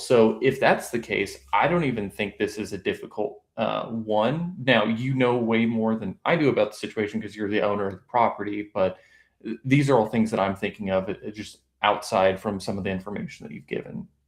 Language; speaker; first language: English; native; English